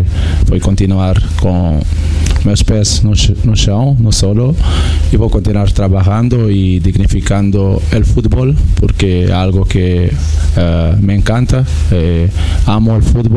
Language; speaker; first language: Spanish; non-native, fluent; Portuguese